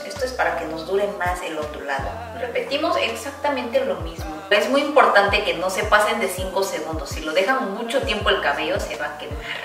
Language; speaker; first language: Spanish; non-native, fluent; Korean